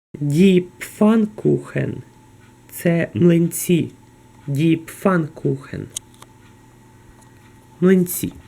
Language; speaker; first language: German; non-native, fluent; Ukrainian